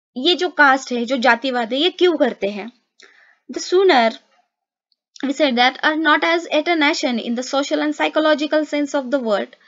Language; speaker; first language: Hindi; non-native, local second language; Marathi